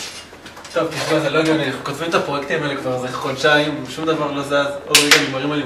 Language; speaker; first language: Hebrew; native; Hebrew